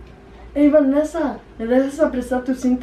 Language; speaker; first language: Spanish; early bilingual, heritage; Spanish